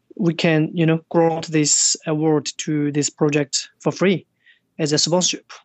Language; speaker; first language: English; non-native, fluent; Chinese